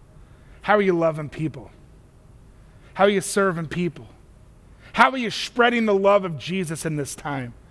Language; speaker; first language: English; native; English